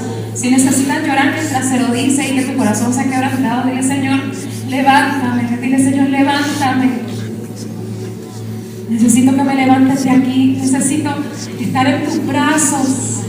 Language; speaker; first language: Spanish; native; Spanish